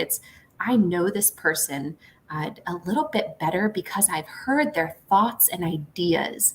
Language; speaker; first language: English; native; English